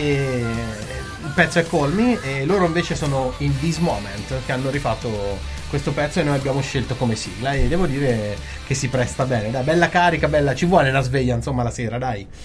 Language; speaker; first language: Italian; native; Italian